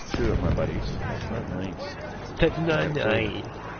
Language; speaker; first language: English; native; English